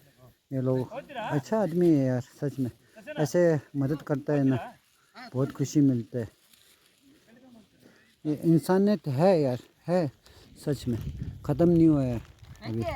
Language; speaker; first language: Hindi; non-native, local second language; Tibetan